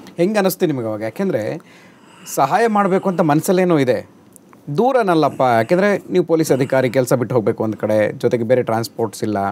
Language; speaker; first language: Kannada; native; Kannada